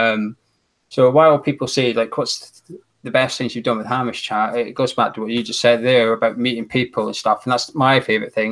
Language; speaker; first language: English; native; English